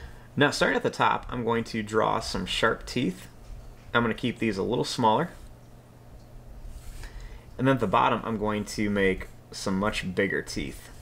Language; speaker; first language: English; native; English